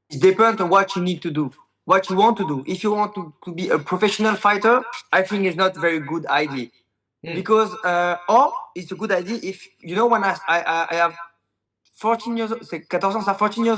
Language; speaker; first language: English; non-native, learner; French